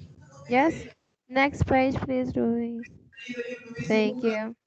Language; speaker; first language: English; non-native, fluent; Spanish